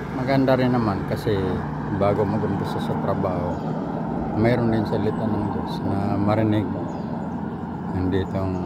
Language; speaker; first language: Filipino; non-native, local second language; Waray